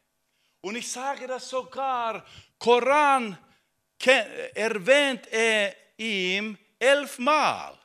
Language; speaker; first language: German; non-native, fluent; Finnish